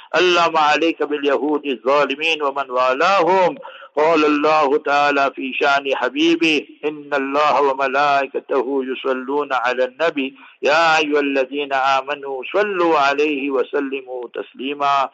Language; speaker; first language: Arabic; non-native, fluent; English